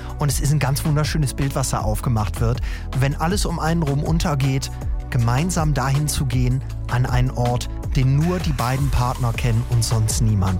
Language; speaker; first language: German; native; German